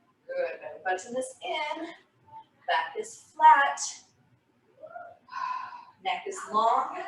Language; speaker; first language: English; native; English